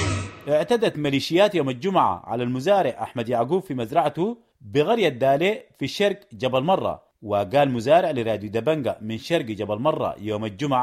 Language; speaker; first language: Arabic; native; Arabic